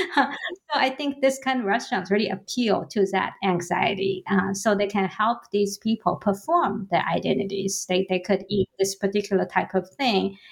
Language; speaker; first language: English; non-native, fluent; Chinese